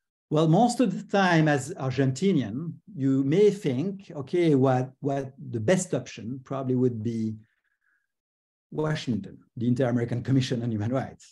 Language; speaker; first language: English; non-native, fluent; French